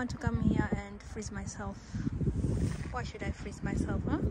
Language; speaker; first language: English; non-native, local second language; Swahili